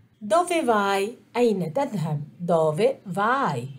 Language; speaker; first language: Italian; non-native, fluent; Arabic